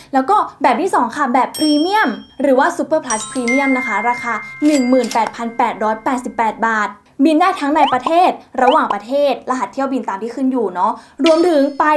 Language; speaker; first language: Thai; native; Thai